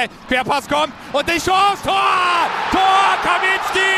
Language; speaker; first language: German; native; German